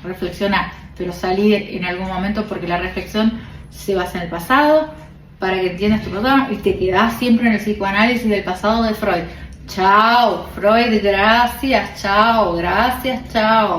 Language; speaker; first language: Spanish; native; Spanish